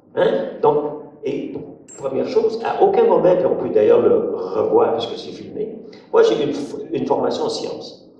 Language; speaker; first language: French; native; French